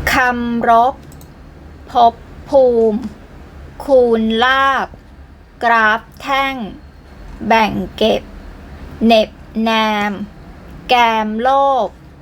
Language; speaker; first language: Thai; native; Thai